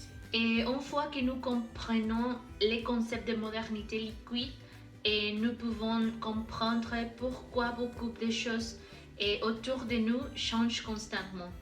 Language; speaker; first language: French; non-native, learner; Spanish